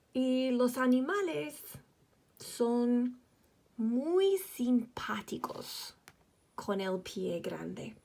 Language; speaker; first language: Spanish; non-native, fluent; English